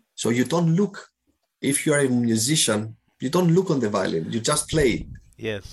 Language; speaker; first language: English; non-native, fluent; Greek